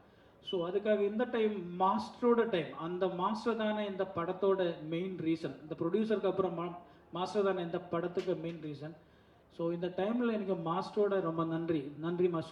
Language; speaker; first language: Tamil; non-native, learner; Malayalam